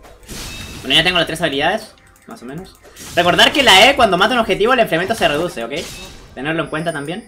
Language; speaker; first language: Spanish; native; Spanish